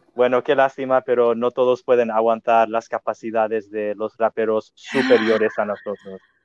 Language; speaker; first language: Spanish; non-native, fluent; English